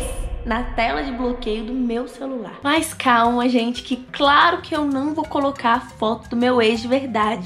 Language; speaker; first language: Portuguese; native; Portuguese